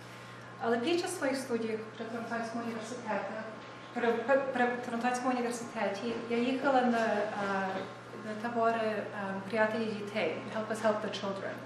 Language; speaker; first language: Ukrainian; early bilingual, heritage; Ukrainian